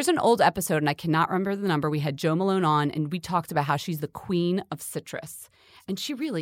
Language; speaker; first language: English; native; English